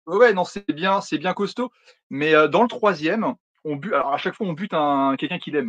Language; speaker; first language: French; native; French